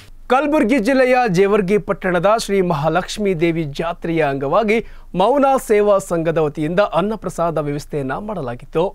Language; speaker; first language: Kannada; native; Kannada